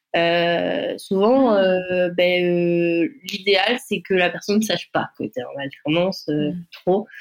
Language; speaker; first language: French; native; French